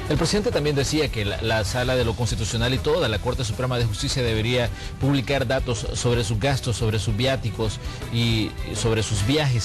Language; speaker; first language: Spanish; native; Spanish